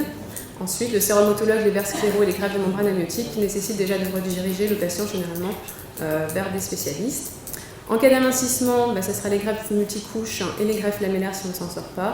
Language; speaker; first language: French; native; French